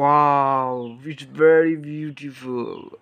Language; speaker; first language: English; non-native, learner; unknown